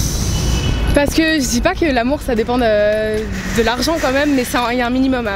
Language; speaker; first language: French; native; French